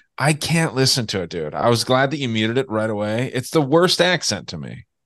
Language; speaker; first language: English; native; English